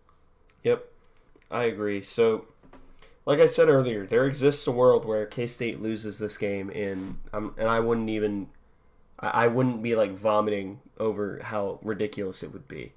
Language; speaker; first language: English; native; English